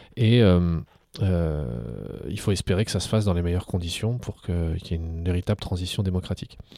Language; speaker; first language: French; early bilingual, other home language; Arabic